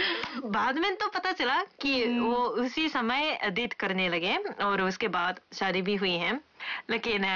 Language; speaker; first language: Hindi; non-native, fluent; Japanese